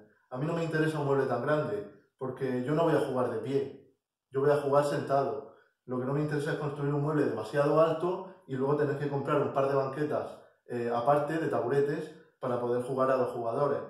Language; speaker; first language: Spanish; native; Spanish